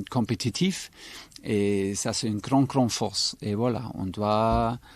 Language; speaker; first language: French; non-native, fluent; German